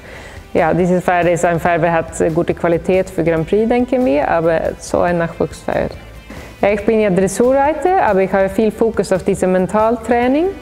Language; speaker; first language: German; non-native, fluent; Swedish